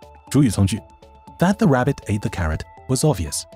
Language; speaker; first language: English; non-native, fluent; Chinese